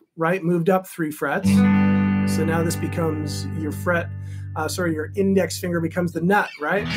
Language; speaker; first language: English; native; English